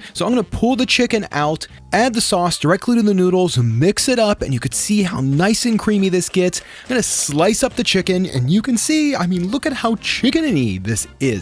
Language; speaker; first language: English; native; English